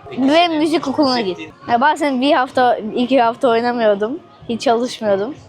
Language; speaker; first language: Turkish; early bilingual, other home language; Russian